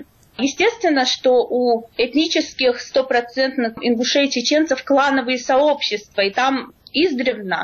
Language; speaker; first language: Russian; native; Russian